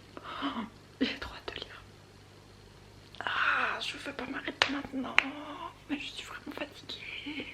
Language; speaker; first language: French; native; French